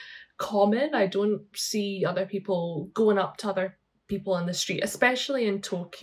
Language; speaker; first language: English; native; English